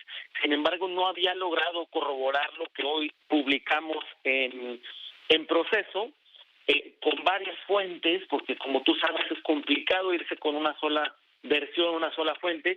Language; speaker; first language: Spanish; native; Spanish